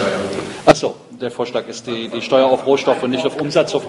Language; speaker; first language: German; native; German